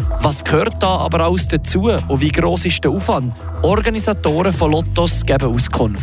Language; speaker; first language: German; native; German